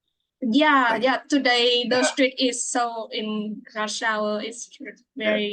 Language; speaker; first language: English; non-native, fluent; Vietnamese